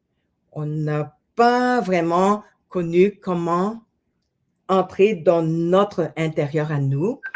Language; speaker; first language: French; non-native, fluent; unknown